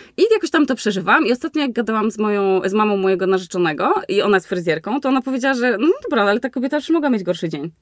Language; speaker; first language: Polish; native; Polish